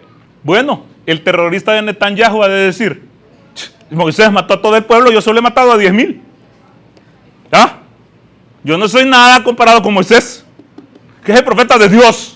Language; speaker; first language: Spanish; native; Spanish